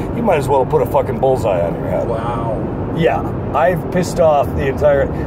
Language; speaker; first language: English; native; English